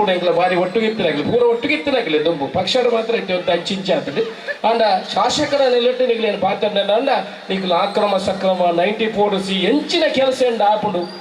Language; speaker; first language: Kannada; native; Kannada